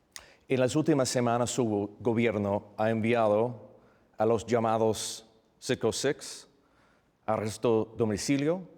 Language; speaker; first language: Spanish; non-native, fluent; English